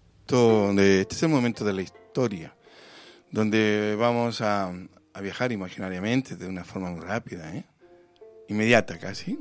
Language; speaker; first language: Spanish; native; Spanish